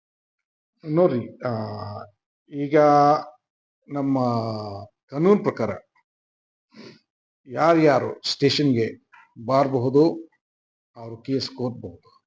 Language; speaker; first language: Kannada; non-native, fluent; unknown